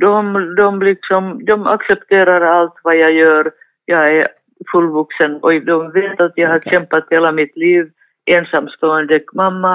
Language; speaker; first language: Swedish; non-native, fluent; Finnish